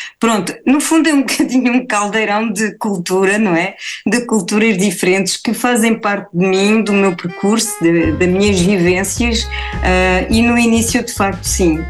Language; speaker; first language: Portuguese; early bilingual, heritage; Portuguese